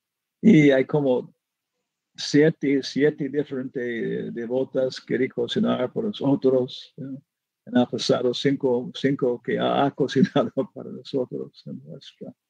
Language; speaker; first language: Spanish; non-native, fluent; English